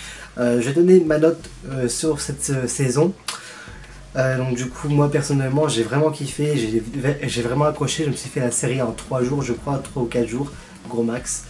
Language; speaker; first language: French; native; French